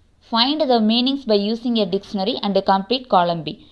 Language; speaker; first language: English; non-native, local second language; Tamil